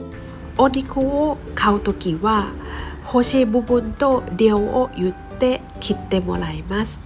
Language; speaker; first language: Japanese; non-native, fluent; Thai